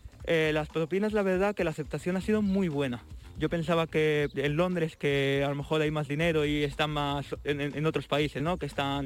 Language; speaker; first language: Spanish; native; Spanish